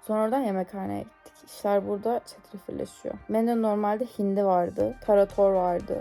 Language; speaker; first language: Turkish; native; Turkish